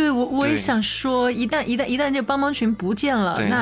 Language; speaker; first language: Chinese; native; Chinese